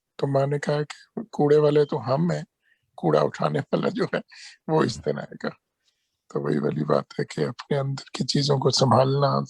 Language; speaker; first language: Urdu; non-native, local second language; Punjabi